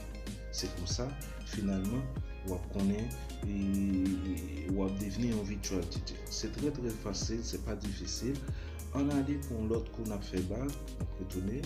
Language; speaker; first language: French; non-native, learner; Haitian Creole